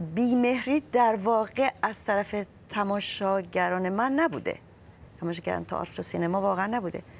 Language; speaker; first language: Persian; non-native, local second language; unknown